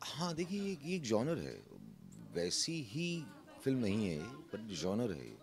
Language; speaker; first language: Hindi; native; Hindi